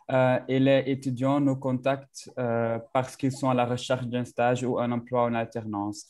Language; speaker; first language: French; non-native, local second language; Dutch